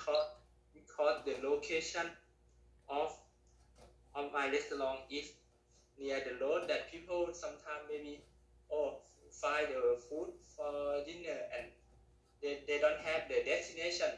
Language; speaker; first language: English; non-native, learner; Thai